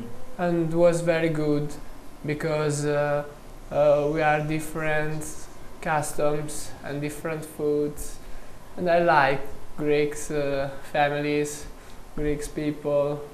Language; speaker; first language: English; non-native, learner; Italian